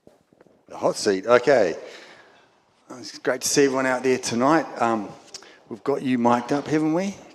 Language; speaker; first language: English; native; English